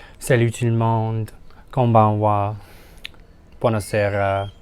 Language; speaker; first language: French; non-native, learner; English